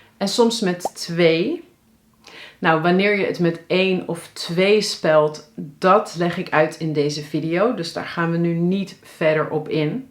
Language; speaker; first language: Dutch; native; Dutch